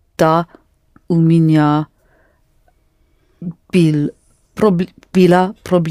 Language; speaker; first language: Russian; non-native, learner; English